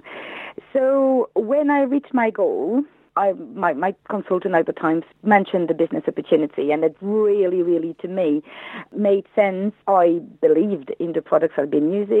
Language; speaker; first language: English; non-native, fluent; French